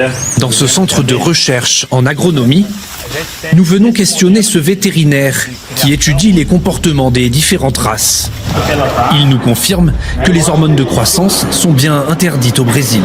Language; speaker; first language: French; native; French